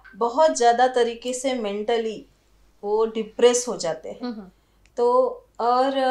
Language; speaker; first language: Hindi; native; Hindi